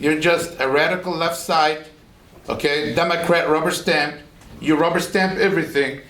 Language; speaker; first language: English; non-native, fluent; Arabic